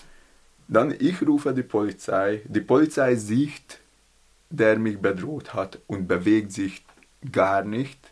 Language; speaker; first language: German; non-native, learner; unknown